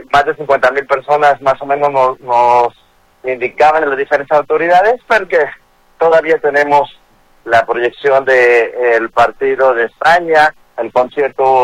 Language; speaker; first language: Spanish; native; Spanish